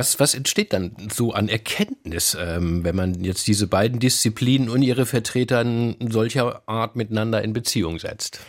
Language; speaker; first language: German; native; German